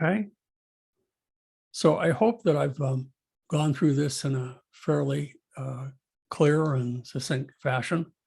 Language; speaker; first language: English; native; English